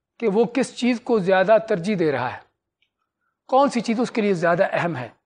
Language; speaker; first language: Urdu; native; Urdu